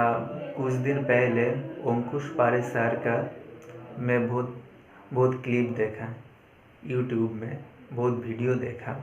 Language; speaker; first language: Hindi; non-native, local second language; Bangla